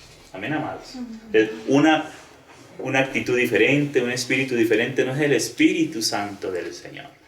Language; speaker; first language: Spanish; native; Spanish